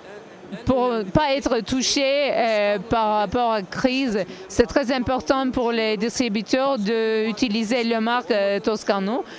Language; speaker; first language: French; non-native, learner; Turkish